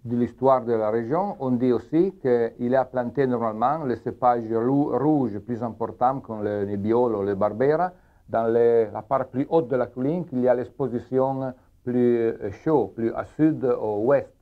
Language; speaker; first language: French; non-native, learner; Italian